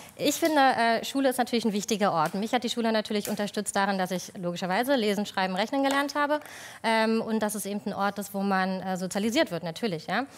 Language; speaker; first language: German; native; German